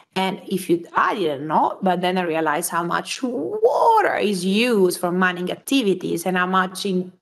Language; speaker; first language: English; non-native, fluent; Italian